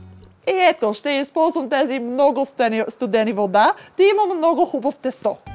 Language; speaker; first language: Bulgarian; non-native, learner; English